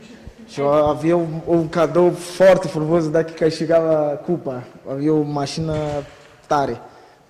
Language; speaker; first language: Romanian; non-native, learner; Portuguese